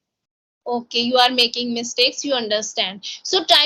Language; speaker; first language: English; non-native, local second language; Hindi